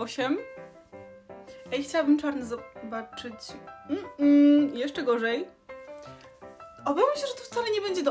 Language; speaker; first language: Polish; native; Polish